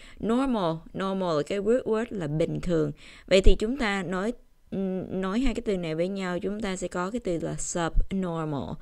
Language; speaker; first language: Vietnamese; early bilingual, heritage; Vietnamese